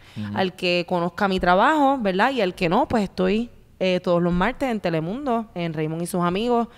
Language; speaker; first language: Spanish; native; Spanish